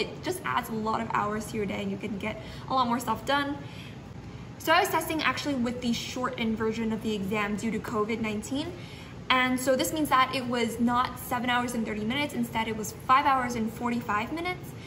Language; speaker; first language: English; early bilingual, other home language; Chinese